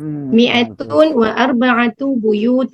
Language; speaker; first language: Arabic; non-native, learner; Indonesian